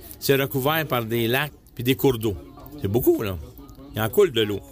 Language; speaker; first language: French; native; French